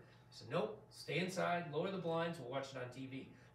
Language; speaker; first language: English; native; English